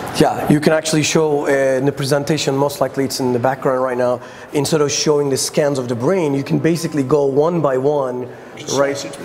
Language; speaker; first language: English; non-native, fluent; Turkish